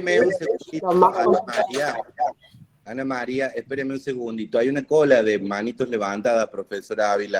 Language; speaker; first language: Spanish; native; Spanish